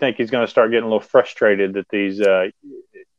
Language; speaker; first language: English; native; English